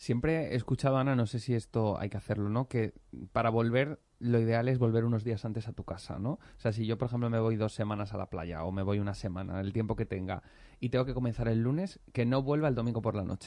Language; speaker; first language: Spanish; native; Spanish